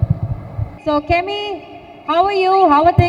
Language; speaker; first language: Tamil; native; Tamil